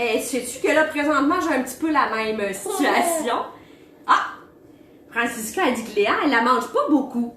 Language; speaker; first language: French; native; French